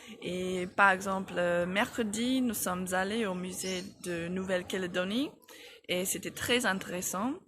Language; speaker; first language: French; non-native, fluent; English